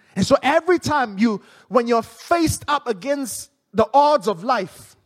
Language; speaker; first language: English; non-native, local second language; Min Nan Chinese